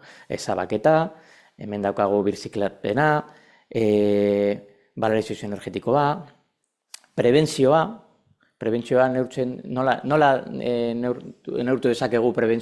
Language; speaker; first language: Basque; non-native, local second language; Spanish